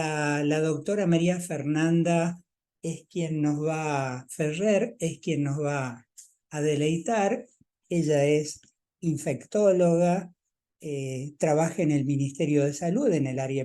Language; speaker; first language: Spanish; native; Spanish